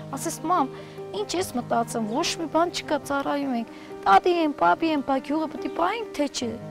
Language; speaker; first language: Armenian; native; Armenian